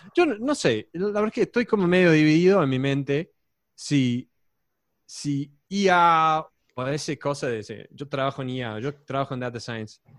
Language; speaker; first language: Spanish; non-native, fluent; English